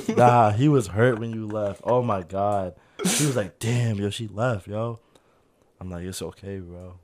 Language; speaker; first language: English; native; English